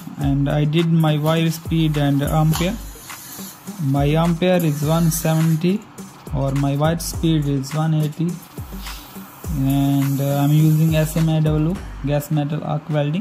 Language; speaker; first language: English; non-native, learner; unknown